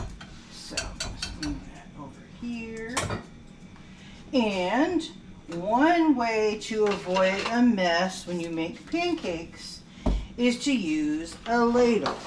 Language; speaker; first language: English; native; English